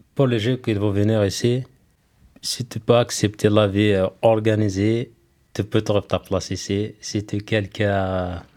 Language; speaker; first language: French; non-native, local second language; Kabyle